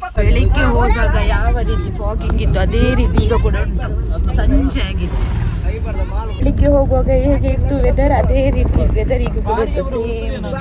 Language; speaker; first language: Kannada; non-native, local second language; Tulu